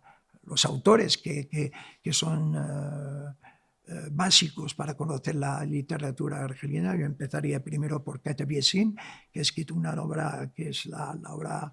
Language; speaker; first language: Spanish; non-native, local second language; Arabic